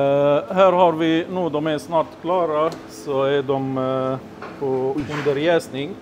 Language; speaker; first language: Swedish; non-native, fluent; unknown